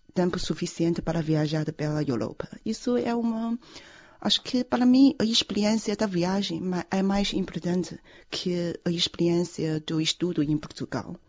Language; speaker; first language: Portuguese; non-native, fluent; Chinese